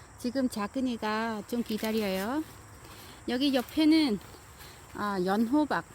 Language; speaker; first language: Korean; non-native, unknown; Vietnamese